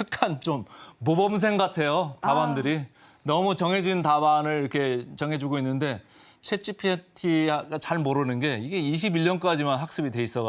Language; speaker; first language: Korean; native; Korean